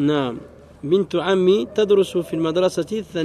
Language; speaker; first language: Arabic; non-native, fluent; French